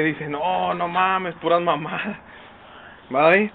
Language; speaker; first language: Spanish; native; Spanish